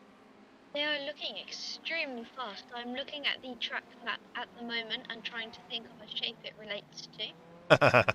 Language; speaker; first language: English; native; English